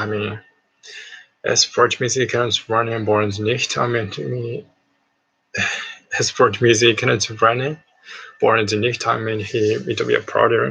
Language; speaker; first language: German; non-native, learner; Japanese